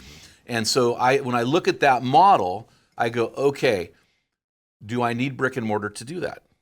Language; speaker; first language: English; native; English